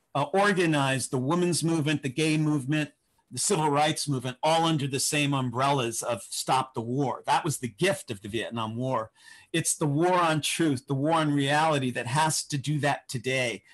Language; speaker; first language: English; native; English